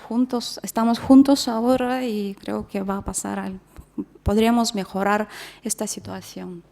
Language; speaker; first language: Spanish; non-native, fluent; Russian